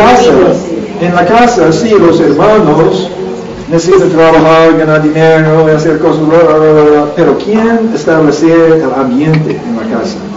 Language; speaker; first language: Spanish; non-native, learner; English